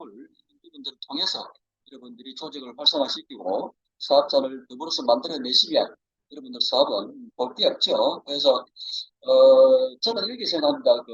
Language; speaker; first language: Korean; native; Korean